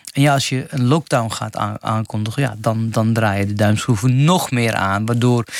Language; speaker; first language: Dutch; non-native, fluent; Arabic